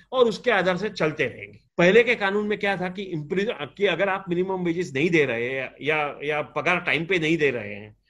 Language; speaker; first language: Hindi; non-native, local second language; Gujarati